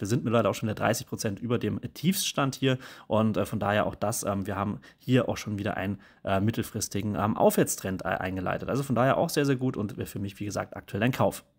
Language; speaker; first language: German; native; German